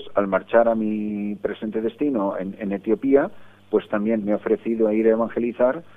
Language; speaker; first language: Spanish; early bilingual, other home language; English